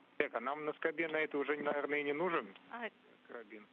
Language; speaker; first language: Russian; native; Russian